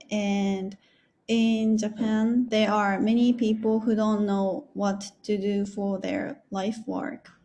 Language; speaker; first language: English; non-native, learner; Japanese